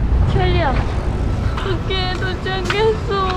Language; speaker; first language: Korean; non-native, fluent; Japanese